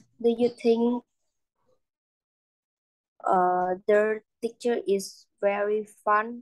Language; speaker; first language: English; non-native, learner; Vietnamese